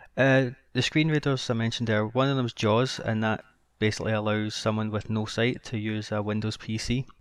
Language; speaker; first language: English; native; English